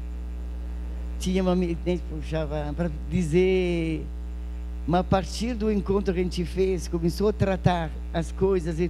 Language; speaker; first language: Portuguese; non-native, fluent; Italian